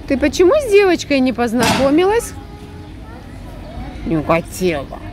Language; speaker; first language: Russian; native; Russian